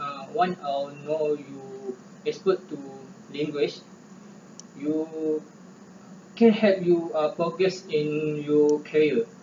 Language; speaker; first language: English; non-native, learner; Malay